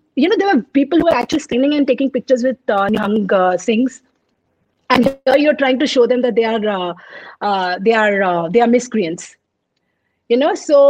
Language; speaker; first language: English; non-native, local second language; Punjabi